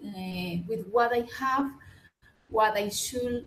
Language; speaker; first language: English; non-native, learner; Spanish